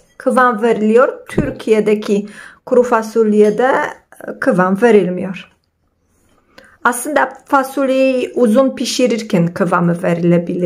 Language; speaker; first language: Turkish; non-native, fluent; Polish